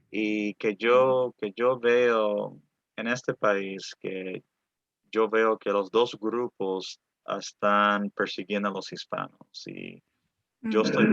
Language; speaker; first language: Spanish; early bilingual, other home language; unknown